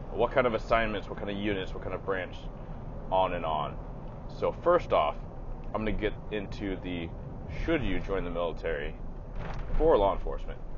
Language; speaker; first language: English; native; English